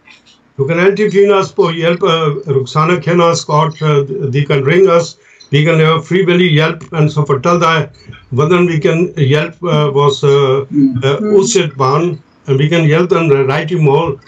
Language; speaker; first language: Danish; non-native, fluent; Urdu